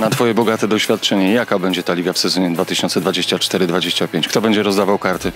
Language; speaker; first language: Polish; native; Polish